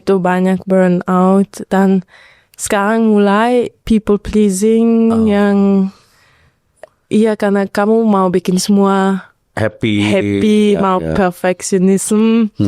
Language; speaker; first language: Indonesian; early bilingual, heritage; Indonesian